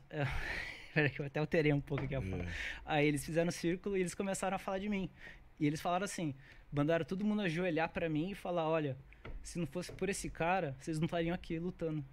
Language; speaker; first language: Portuguese; native; Portuguese